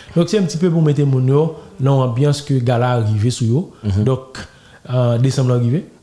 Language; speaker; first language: French; non-native, local second language; Haitian Creole